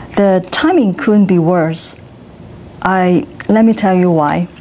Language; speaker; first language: English; non-native, local second language; Cantonese